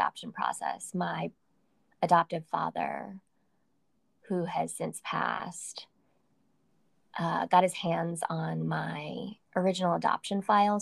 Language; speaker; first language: English; native; English